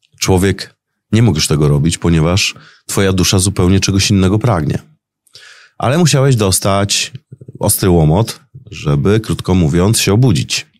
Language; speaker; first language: Polish; native; Polish